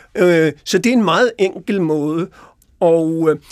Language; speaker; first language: Danish; native; Danish